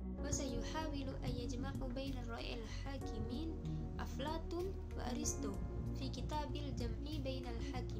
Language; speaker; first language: Arabic; non-native, learner; Indonesian